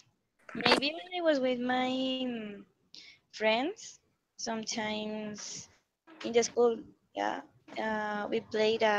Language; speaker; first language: English; non-native, learner; Spanish